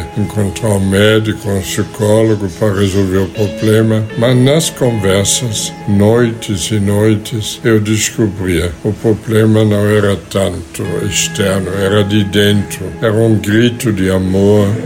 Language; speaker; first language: Portuguese; non-native, fluent; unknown